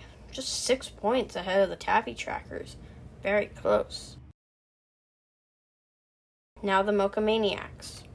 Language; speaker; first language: English; native; English